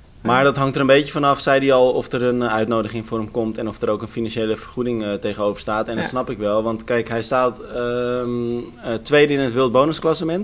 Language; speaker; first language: Dutch; native; Dutch